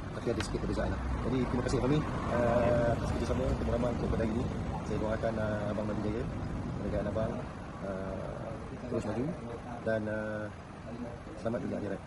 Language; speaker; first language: Malay; native; Malay